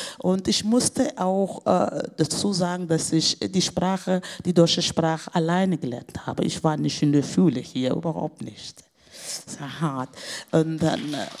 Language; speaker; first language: German; non-native, fluent; Portuguese